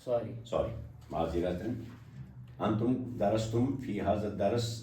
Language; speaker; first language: Arabic; non-native, fluent; Kashmiri